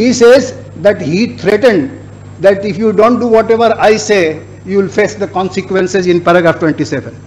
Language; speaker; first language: English; non-native, local second language; Hindi